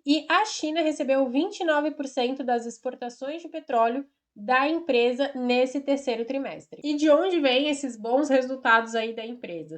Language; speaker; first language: Portuguese; native; Portuguese